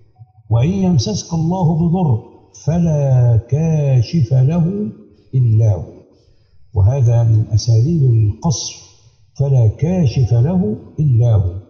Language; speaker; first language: Arabic; native; Arabic